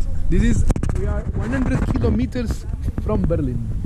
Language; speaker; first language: English; non-native, fluent; Portuguese